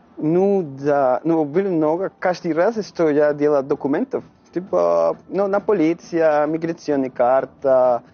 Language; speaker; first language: Russian; non-native, learner; Spanish